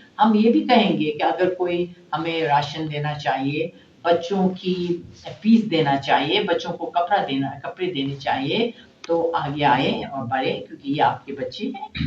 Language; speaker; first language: Urdu; non-native, local second language; Baluchi